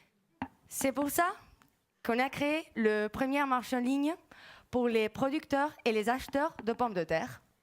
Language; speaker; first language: French; non-native, fluent; Spanish